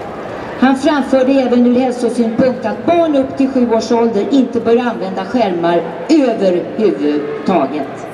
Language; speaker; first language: Swedish; native; Swedish